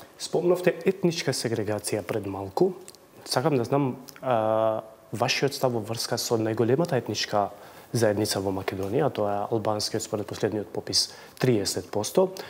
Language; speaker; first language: Macedonian; non-native, local second language; Albanian